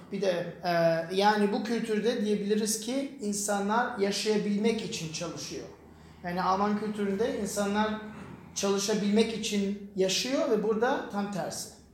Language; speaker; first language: Turkish; non-native, fluent; German